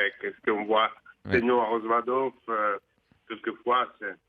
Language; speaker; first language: French; non-native, fluent; Russian